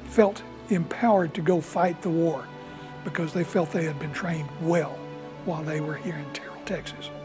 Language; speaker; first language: English; native; English